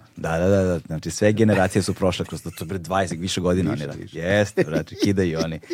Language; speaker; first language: Serbian; native; Serbian